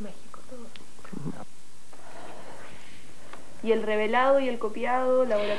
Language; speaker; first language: Spanish; native; Spanish